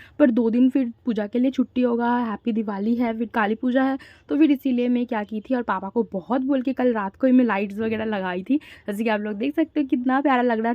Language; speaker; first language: Hindi; non-native, local second language; Bangla